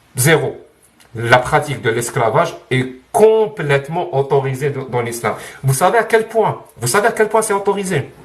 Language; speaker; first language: French; non-native, local second language; Arabic